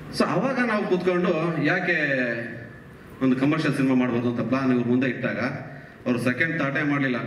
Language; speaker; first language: Kannada; native; Kannada